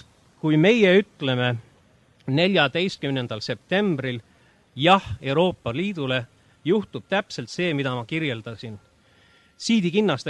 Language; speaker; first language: Estonian; early bilingual, heritage; Estonian